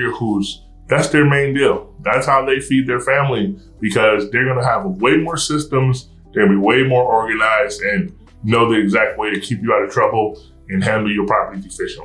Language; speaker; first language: English; native; English